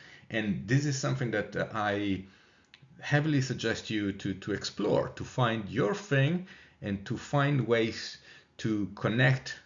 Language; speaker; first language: English; non-native, fluent; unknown